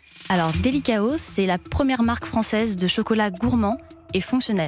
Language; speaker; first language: French; native; French